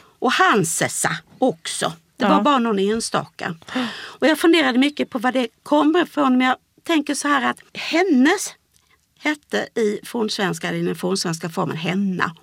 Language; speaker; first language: Swedish; native; Swedish